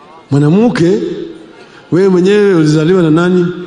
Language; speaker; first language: Swahili; non-native, local second language; Luo (Kenya and Tanzania)